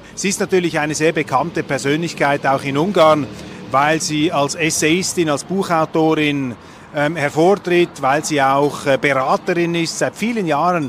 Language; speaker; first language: German; native; German